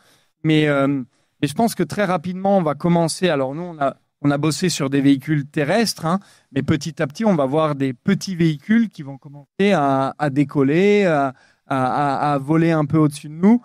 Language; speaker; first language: French; native; French